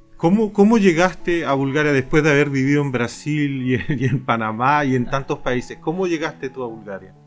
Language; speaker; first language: Spanish; native; Spanish